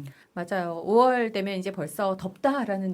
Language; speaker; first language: Korean; native; Korean